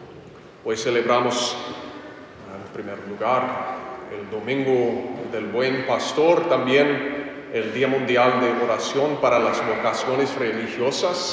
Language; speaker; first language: Spanish; non-native, fluent; English